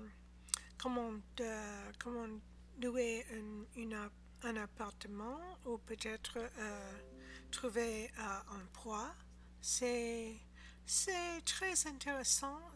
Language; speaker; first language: French; non-native, learner; English